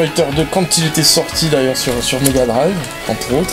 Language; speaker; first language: French; native; French